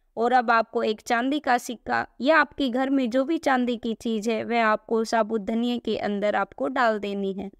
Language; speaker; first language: Hindi; native; Hindi